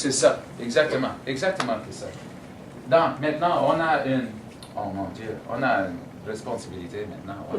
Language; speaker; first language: French; non-native, learner; English